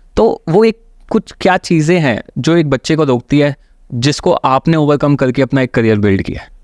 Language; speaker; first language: Hindi; native; Hindi